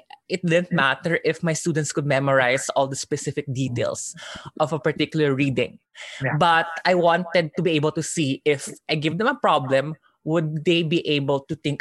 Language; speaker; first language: English; non-native, local second language; Filipino